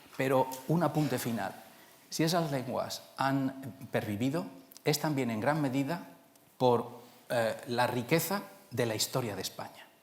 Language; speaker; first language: Spanish; native; Spanish